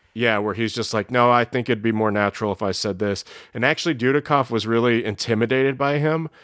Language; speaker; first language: English; native; English